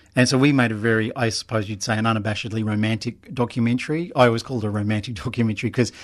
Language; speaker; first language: English; native; English